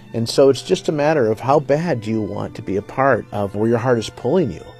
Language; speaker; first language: English; native; English